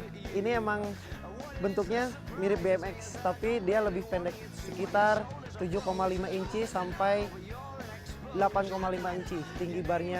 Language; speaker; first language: Indonesian; native; Indonesian